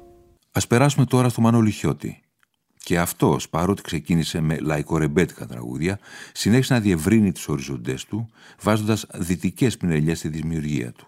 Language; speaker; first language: Greek; native; Greek